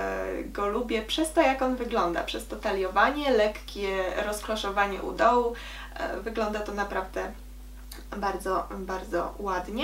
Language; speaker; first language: Polish; native; Polish